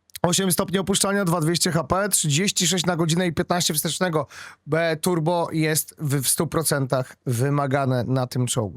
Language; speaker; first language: Polish; native; Polish